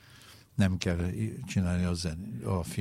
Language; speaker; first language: Hungarian; non-native, learner; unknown